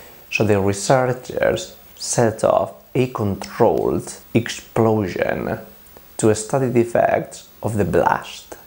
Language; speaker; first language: English; non-native, fluent; Spanish